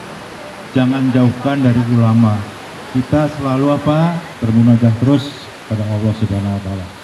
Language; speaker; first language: Indonesian; native; Indonesian